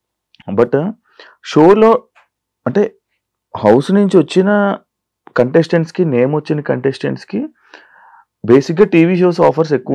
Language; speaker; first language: Telugu; native; Telugu